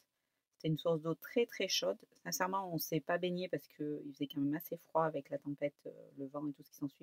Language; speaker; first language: French; native; French